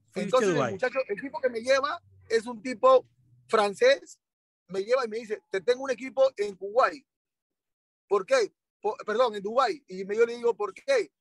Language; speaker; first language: Spanish; native; Spanish